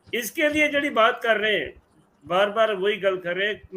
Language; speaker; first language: Hindi; non-native, local second language; Punjabi